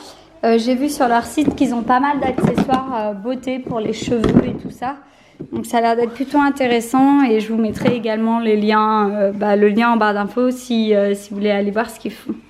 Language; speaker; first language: French; native; French